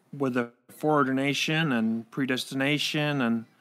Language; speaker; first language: English; non-native, fluent; Danish